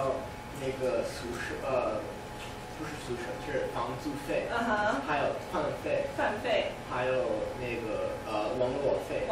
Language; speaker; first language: Chinese; non-native, learner; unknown